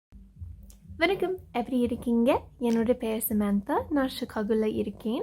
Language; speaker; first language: Tamil; non-native, learner; English